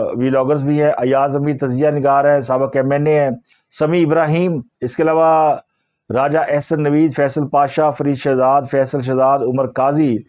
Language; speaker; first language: Urdu; native; Urdu